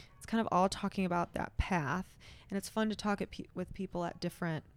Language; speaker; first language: English; native; English